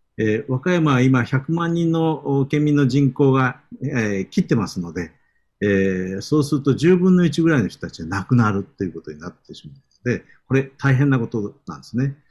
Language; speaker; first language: Japanese; native; Japanese